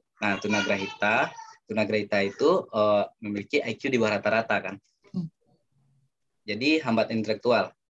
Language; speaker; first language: Indonesian; non-native, local second language; Minangkabau